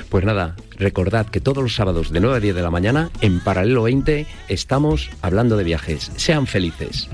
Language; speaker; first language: Spanish; native; Spanish